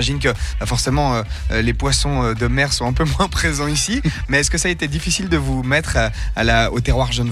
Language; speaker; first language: French; native; French